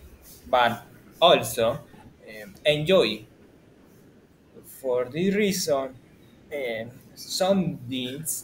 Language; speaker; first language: English; non-native, learner; Spanish